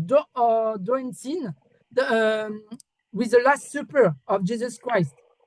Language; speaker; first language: English; non-native, learner; French